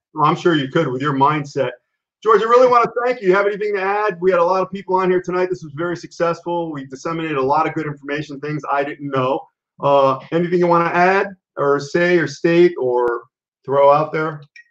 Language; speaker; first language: English; native; English